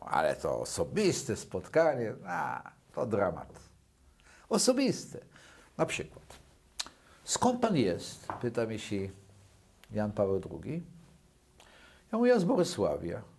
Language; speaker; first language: Polish; early bilingual, other home language; Yiddish